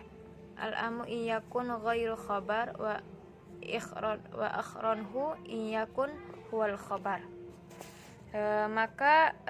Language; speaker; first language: Arabic; non-native, learner; Indonesian